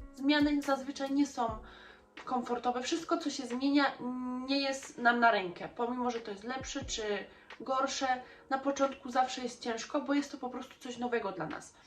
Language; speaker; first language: Polish; early bilingual, heritage; Polish